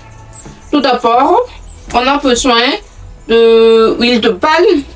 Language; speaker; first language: French; non-native, local second language; Malagasy